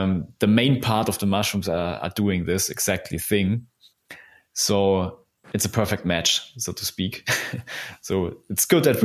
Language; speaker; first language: English; non-native, fluent; German